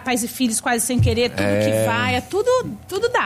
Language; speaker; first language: Portuguese; native; Portuguese